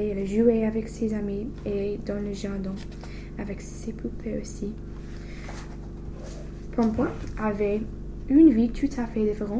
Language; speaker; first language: French; non-native, learner; English